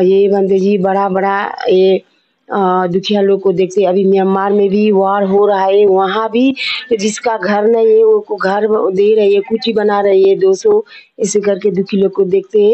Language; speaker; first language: Hindi; non-native, fluent; Burmese